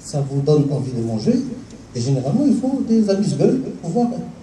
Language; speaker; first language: French; non-native, local second language; Arabic